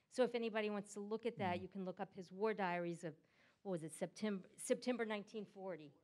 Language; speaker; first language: English; native; English